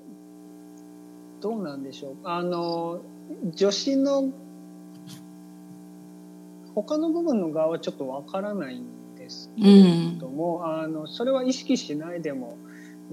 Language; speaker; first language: Japanese; native; Japanese